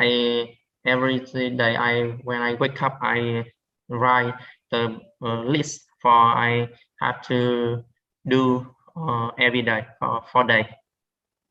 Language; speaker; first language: English; non-native, learner; Vietnamese